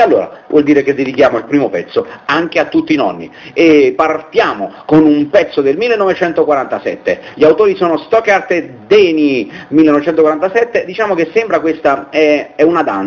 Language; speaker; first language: Italian; native; Italian